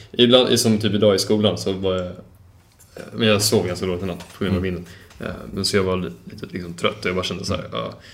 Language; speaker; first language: Swedish; native; Swedish